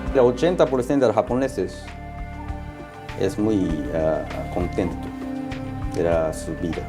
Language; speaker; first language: Spanish; non-native, learner; Japanese